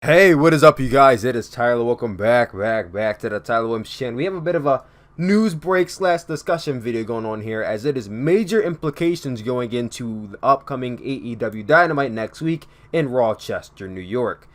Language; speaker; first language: English; native; English